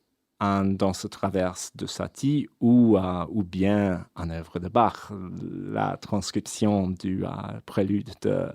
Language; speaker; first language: French; non-native, fluent; English